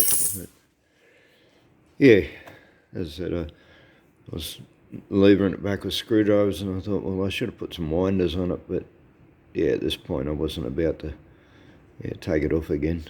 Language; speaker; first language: English; native; English